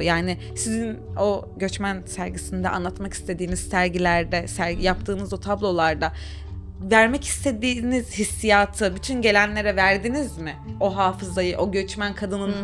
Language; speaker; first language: Turkish; native; Turkish